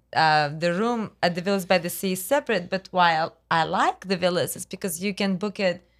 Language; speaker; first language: English; non-native, fluent; Russian